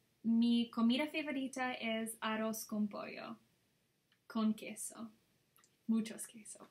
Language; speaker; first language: Spanish; non-native, learner; English